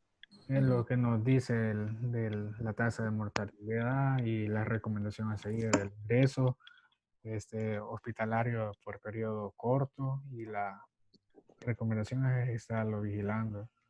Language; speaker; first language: Spanish; native; Spanish